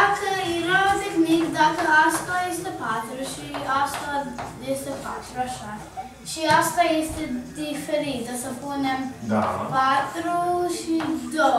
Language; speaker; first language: Romanian; early bilingual, heritage; Romanian